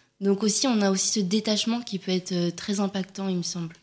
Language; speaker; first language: French; native; French